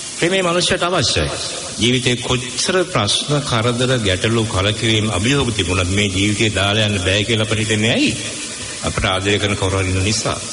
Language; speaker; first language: Sinhala; native; Sinhala